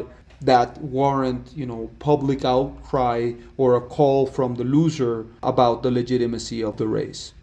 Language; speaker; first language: English; non-native, fluent; Spanish